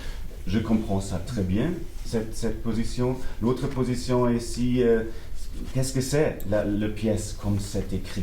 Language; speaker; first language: French; non-native, learner; German